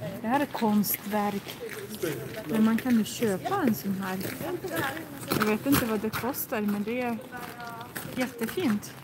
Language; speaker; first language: Swedish; non-native, fluent; Russian